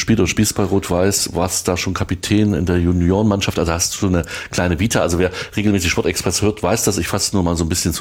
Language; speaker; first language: German; native; German